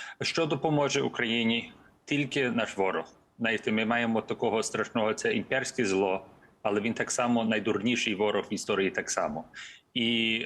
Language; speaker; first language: Ukrainian; early bilingual, heritage; English